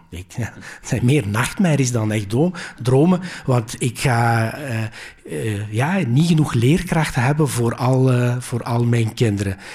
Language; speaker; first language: Dutch; early bilingual, other home language; Greek